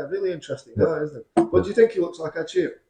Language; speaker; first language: English; native; English